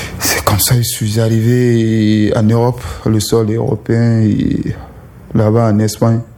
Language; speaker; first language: French; non-native, local second language; Susu